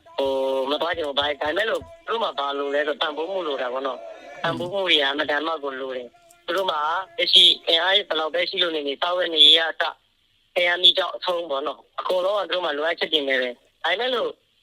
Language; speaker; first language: Burmese; native; Burmese